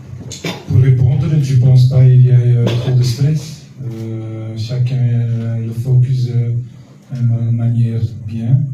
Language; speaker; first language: French; non-native, local second language; Dutch